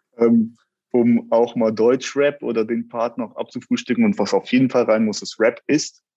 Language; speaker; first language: German; early bilingual, other home language; Russian